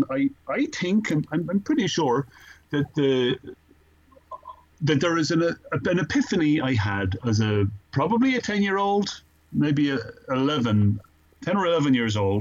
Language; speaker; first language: English; native; English